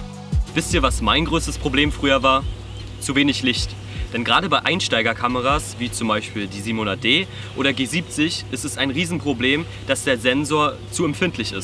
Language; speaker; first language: German; native; German